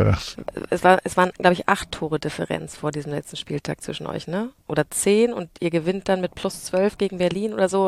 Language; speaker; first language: German; native; German